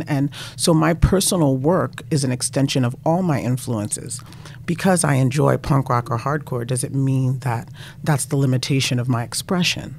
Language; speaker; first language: English; native; English